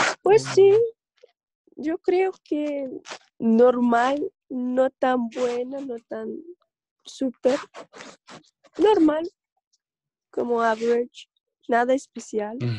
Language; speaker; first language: Spanish; non-native, learner; Russian